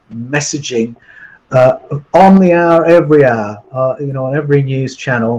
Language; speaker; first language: English; native; English